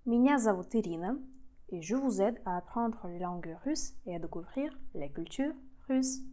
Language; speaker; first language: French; non-native, fluent; Russian